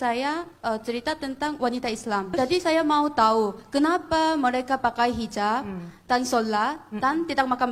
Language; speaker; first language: Indonesian; non-native, fluent; Korean